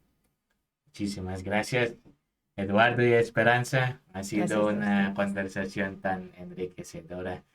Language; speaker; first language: Spanish; non-native, fluent; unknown